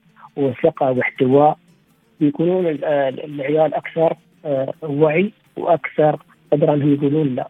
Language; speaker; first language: Arabic; native; Arabic